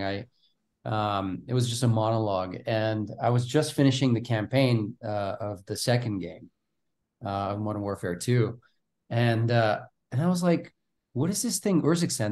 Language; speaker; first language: English; non-native, fluent; Bulgarian